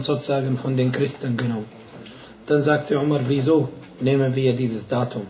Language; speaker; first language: German; non-native, fluent; Arabic